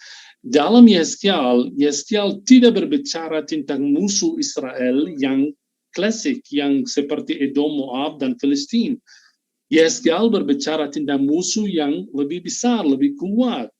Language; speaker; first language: Indonesian; non-native, fluent; Arabic